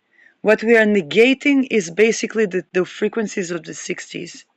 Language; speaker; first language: English; non-native, fluent; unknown